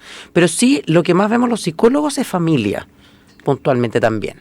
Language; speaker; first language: Spanish; native; Spanish